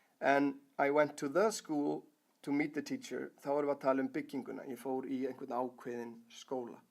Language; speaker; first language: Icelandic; native; Icelandic